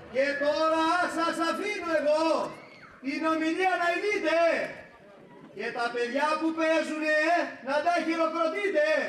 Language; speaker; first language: Greek; native; Greek